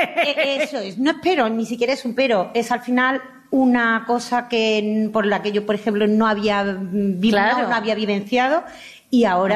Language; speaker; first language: Spanish; native; Spanish